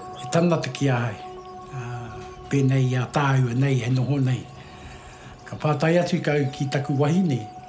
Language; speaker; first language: Māori; native; Māori